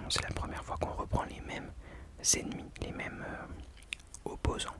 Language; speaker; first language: French; native; French